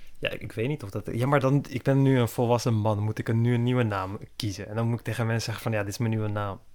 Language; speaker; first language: Dutch; early bilingual, other home language; Turkish